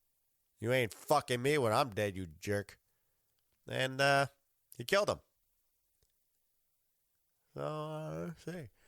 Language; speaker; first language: English; native; English